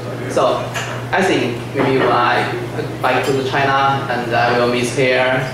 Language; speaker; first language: English; non-native, learner; Chinese